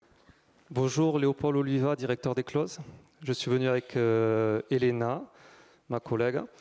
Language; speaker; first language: French; native; French